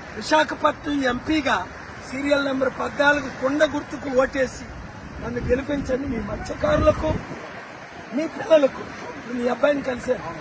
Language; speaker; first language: Telugu; native; Telugu